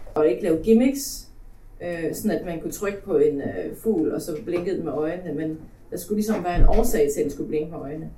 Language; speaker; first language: Danish; early bilingual, other home language; Polish